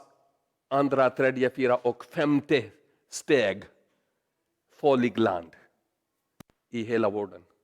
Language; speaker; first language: Swedish; non-native, learner; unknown